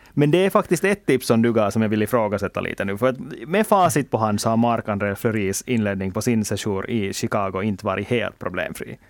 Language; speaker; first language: Swedish; native; Swedish